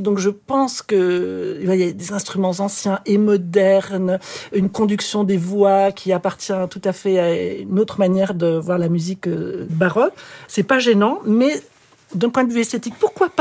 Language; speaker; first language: French; native; French